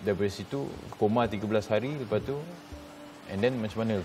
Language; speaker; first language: Malay; native; Malay